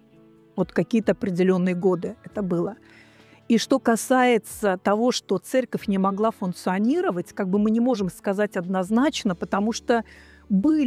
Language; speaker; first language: Russian; native; Russian